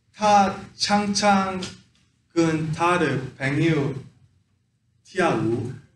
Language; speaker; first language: Chinese; non-native, learner; Korean